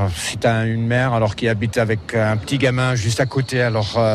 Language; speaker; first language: French; non-native, fluent; German